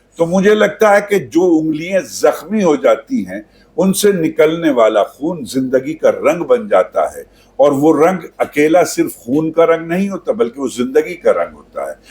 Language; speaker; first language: Urdu; native; Urdu